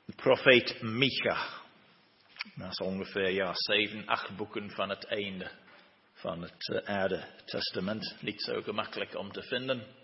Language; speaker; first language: Dutch; non-native, fluent; English